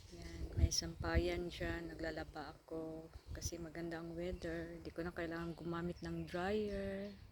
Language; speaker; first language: Filipino; non-native, local second language; Cebuano